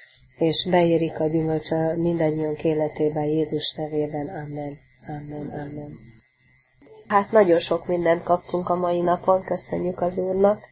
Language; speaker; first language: Hungarian; native; Hungarian